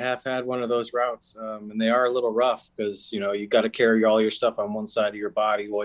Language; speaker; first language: English; native; English